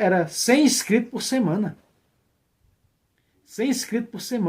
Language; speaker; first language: Spanish; non-native, learner; Portuguese